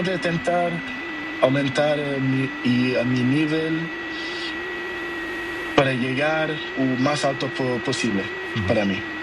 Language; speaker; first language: Spanish; non-native, learner; Portuguese